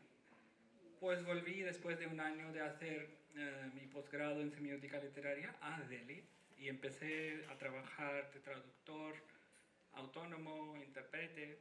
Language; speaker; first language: Spanish; non-native, fluent; Hindi